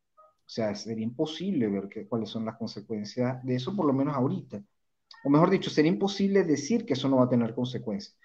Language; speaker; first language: Spanish; native; Spanish